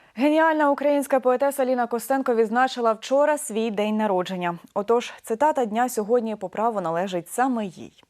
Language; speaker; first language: Ukrainian; native; Ukrainian